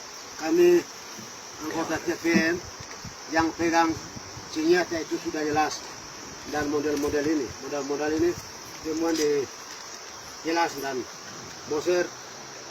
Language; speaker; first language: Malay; non-native, local second language; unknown